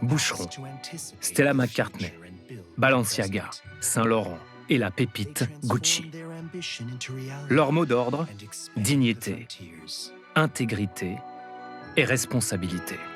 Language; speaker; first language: French; native; French